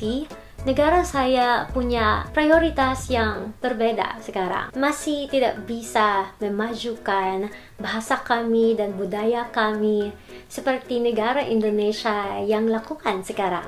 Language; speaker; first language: Indonesian; non-native, learner; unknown